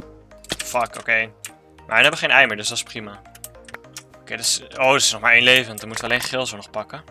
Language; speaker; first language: Dutch; native; Dutch